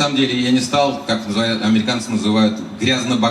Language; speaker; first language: Russian; native; Russian